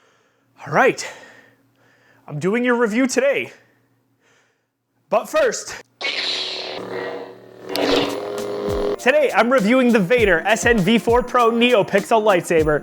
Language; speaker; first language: English; native; English